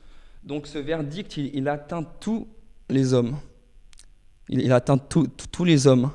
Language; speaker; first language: French; native; French